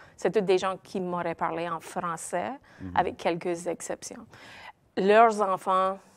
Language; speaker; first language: French; native; French